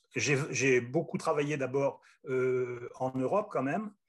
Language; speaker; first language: French; native; French